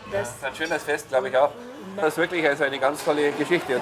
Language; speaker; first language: German; native; German